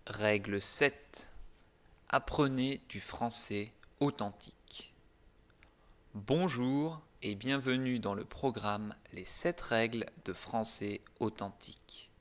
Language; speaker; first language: French; native; French